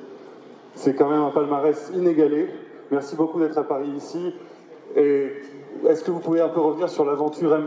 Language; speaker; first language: French; native; French